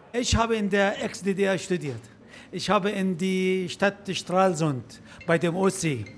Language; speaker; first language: German; non-native, learner; Arabic